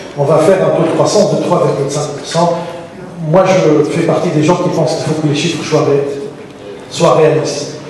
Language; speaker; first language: French; non-native, local second language; Arabic